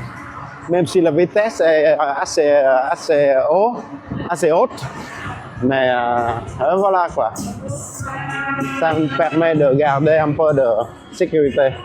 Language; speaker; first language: French; non-native, fluent; Vietnamese